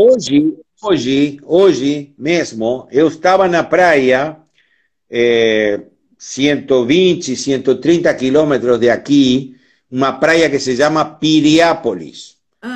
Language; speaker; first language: Portuguese; non-native, learner; Spanish